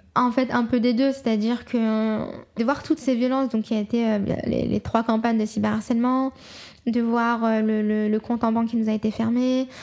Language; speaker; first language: French; native; French